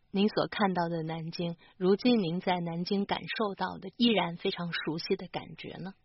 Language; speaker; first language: Chinese; native; Chinese